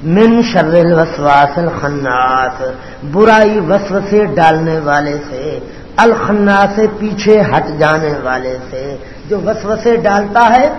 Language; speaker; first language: Urdu; non-native, local second language; Punjabi